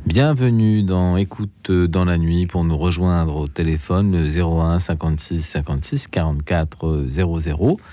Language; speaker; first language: French; native; French